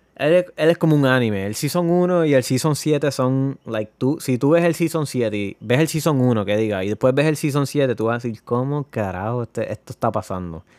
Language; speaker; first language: Spanish; native; Spanish